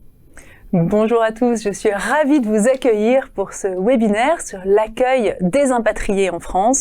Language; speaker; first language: French; native; French